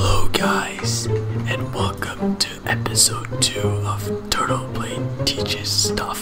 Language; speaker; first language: English; native; English